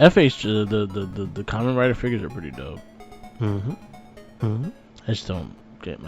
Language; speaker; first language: English; native; English